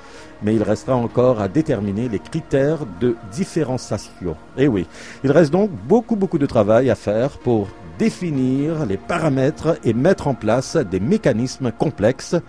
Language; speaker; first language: French; native; French